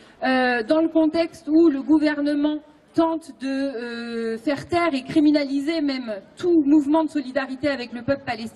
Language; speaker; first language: French; native; French